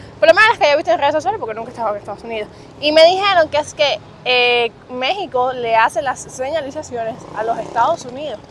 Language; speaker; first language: Spanish; native; Spanish